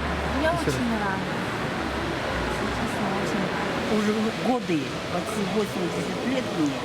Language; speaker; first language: Russian; native; Russian